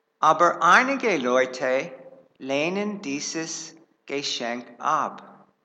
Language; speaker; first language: German; non-native, fluent; English